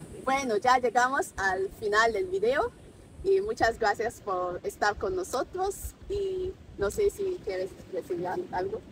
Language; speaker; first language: Spanish; non-native, fluent; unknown